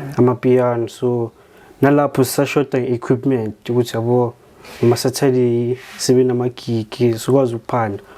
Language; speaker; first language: Zulu; native; Zulu